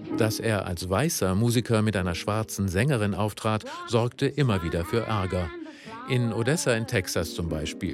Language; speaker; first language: German; native; German